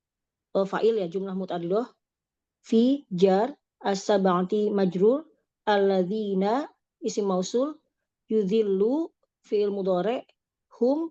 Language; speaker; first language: Arabic; non-native, learner; Indonesian